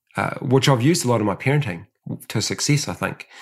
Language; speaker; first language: English; early bilingual, other home language; Samoan